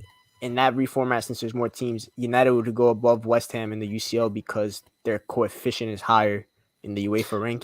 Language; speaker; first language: English; native; English